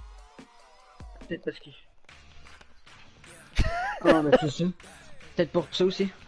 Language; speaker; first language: French; native; French